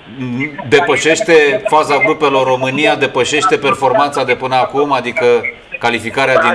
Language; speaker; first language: Romanian; native; Romanian